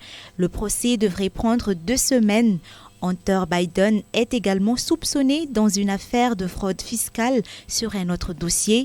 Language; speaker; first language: French; non-native, local second language; Malagasy